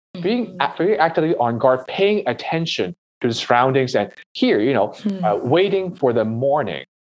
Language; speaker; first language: English; non-native, local second language; Cantonese